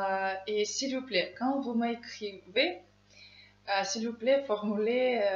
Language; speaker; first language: French; non-native, learner; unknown